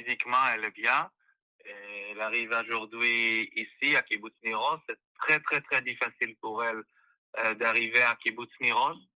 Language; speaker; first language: French; non-native, learner; Hebrew